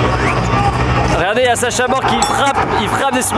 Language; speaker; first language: French; native; French